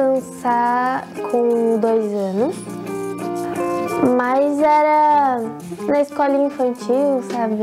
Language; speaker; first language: Portuguese; native; Portuguese